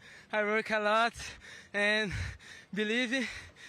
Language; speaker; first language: English; non-native, learner; Portuguese